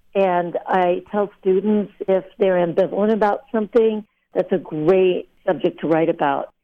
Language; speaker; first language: English; early bilingual, other home language; Lithuanian